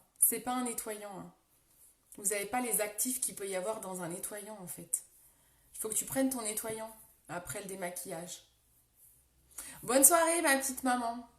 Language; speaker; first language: French; native; French